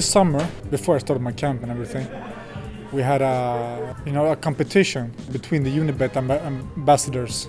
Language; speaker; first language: English; non-native, fluent; Swedish